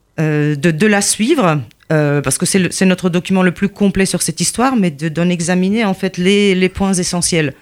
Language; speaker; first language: French; non-native, fluent; Polish